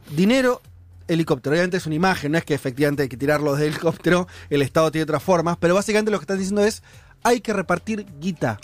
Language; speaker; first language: Spanish; native; Spanish